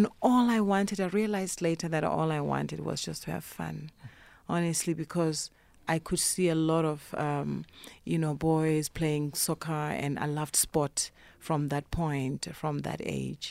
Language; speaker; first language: English; non-native, local second language; Northern Sotho